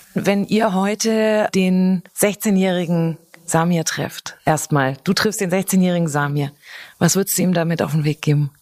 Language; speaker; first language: German; native; German